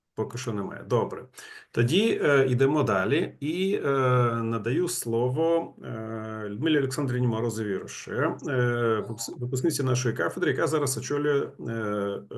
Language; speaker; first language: Ukrainian; native; Ukrainian